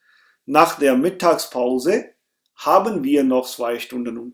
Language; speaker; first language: German; non-native, fluent; Urdu